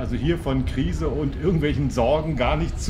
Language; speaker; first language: German; native; German